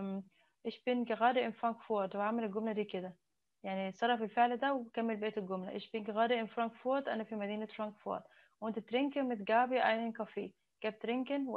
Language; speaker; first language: German; non-native, learner; Arabic